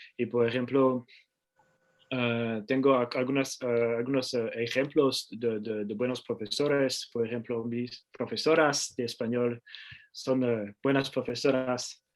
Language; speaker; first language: Spanish; non-native, learner; French